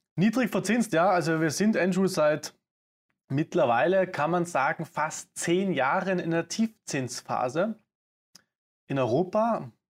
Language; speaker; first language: German; native; German